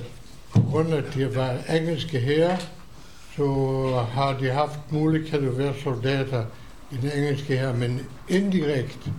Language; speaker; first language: Danish; non-native, fluent; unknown